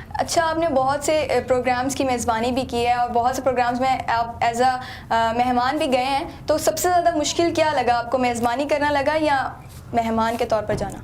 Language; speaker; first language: Urdu; native; Urdu